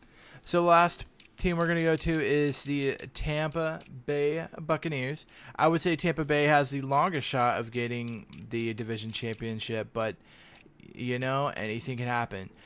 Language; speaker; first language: English; native; English